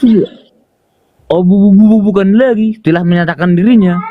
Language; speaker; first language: Indonesian; native; Indonesian